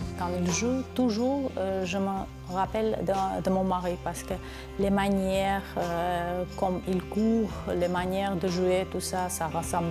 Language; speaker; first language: French; non-native, learner; Armenian